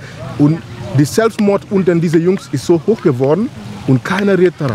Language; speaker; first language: German; non-native, learner; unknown